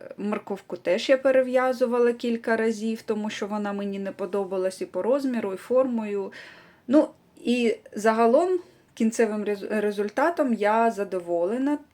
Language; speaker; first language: Ukrainian; non-native, local second language; Russian